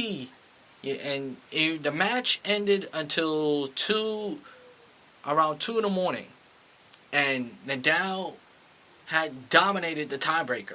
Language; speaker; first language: English; native; English